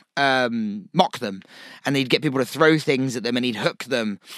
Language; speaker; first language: English; native; English